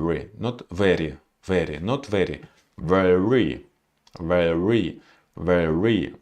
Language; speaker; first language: English; non-native, learner; Russian